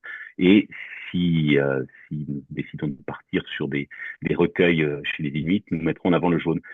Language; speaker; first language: French; native; French